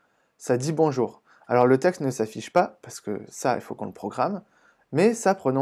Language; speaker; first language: French; native; French